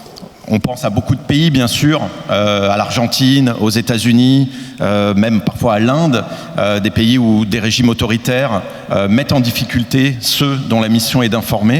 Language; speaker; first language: French; native; French